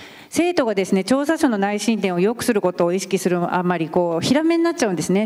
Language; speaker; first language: Japanese; native; Japanese